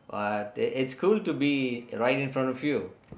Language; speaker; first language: English; native; English